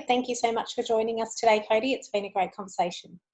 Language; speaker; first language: English; native; English